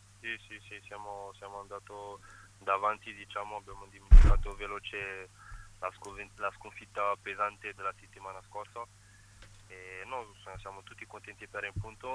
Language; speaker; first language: Italian; non-native, fluent; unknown